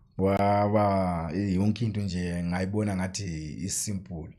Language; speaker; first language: Zulu; native; Zulu